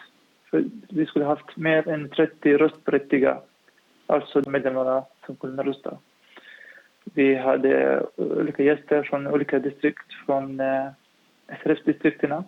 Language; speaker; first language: Swedish; non-native, fluent; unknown